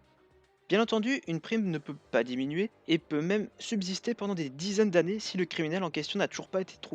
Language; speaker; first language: French; native; French